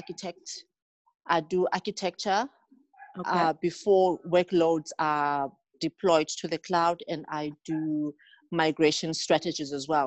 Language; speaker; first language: English; non-native, local second language; Xhosa